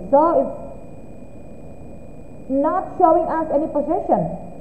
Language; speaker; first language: English; non-native, fluent; Indonesian